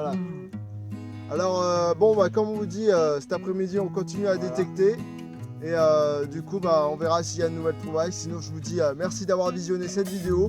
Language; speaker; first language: French; native; French